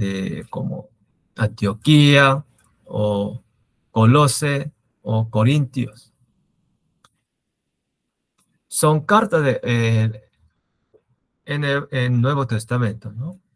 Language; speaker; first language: Spanish; non-native, learner; Korean